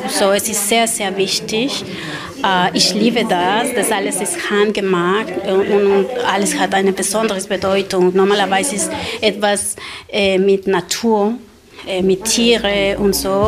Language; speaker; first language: German; non-native, learner; Spanish